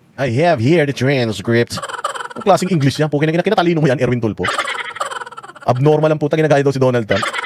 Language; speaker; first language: Filipino; native; Filipino